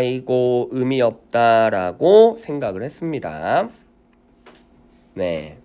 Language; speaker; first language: Korean; native; Korean